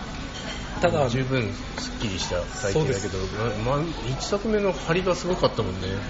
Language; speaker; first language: Japanese; native; Japanese